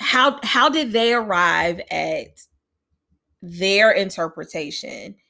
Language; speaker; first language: English; native; English